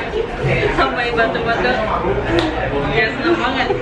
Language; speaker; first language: Indonesian; non-native, learner; Japanese